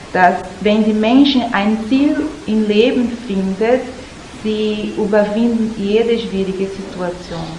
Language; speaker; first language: German; non-native, learner; Portuguese